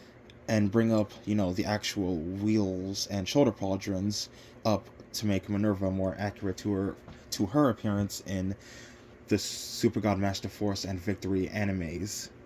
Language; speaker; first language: English; native; English